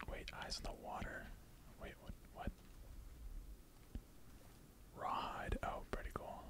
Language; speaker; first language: English; native; English